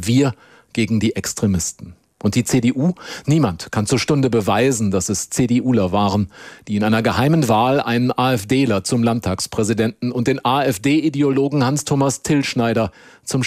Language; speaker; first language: German; native; German